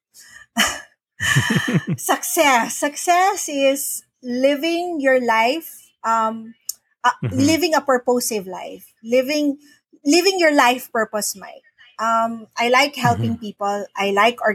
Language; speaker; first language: English; non-native, local second language; Filipino